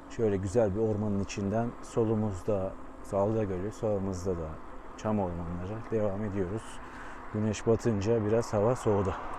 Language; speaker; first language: Turkish; native; Turkish